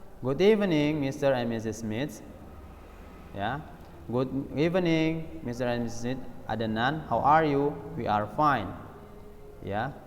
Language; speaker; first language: English; non-native, learner; Indonesian